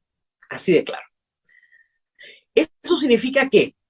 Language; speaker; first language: Spanish; native; Spanish